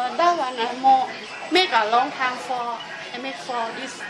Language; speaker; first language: English; non-native, learner; Thai